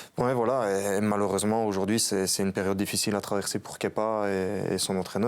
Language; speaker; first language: French; native; French